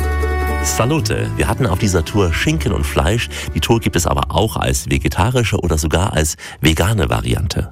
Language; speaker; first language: German; native; German